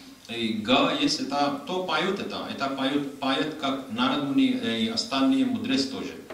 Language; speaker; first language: Russian; non-native, learner; Hindi